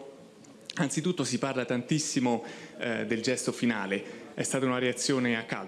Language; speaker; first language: Italian; native; Italian